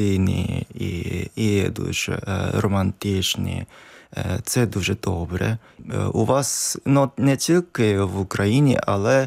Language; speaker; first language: Ukrainian; non-native, learner; Japanese